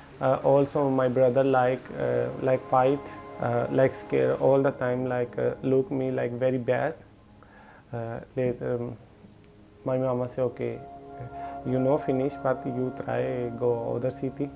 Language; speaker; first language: English; non-native, learner; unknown